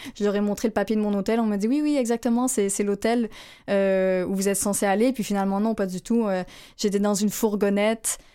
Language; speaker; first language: French; native; French